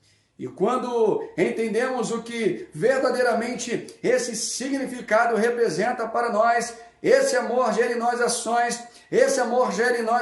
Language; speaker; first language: Portuguese; native; Portuguese